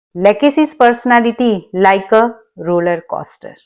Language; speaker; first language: English; non-native, local second language; Gujarati